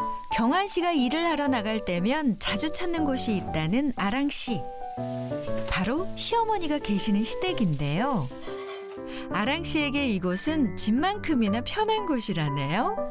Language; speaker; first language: Korean; native; Korean